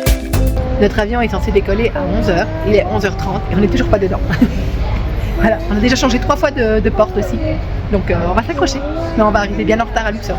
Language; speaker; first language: French; native; French